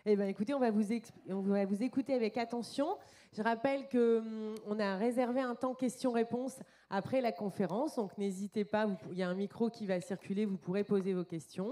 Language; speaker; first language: French; native; French